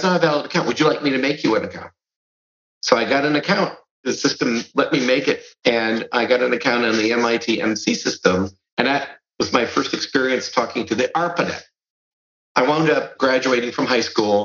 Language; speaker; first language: English; early bilingual, other home language; Serbian